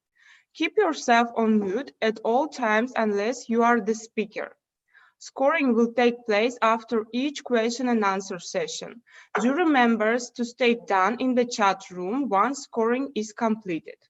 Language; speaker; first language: English; non-native, fluent; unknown